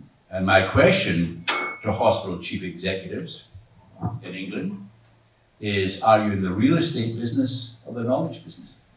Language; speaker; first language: English; native; English